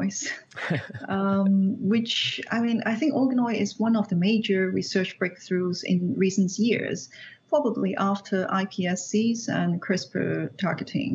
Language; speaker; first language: English; non-native, local second language; Cantonese